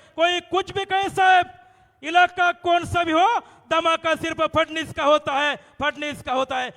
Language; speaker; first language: Hindi; non-native, local second language; Marathi